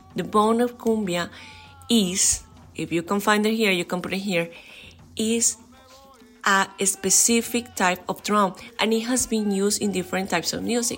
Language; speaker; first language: English; non-native, fluent; Spanish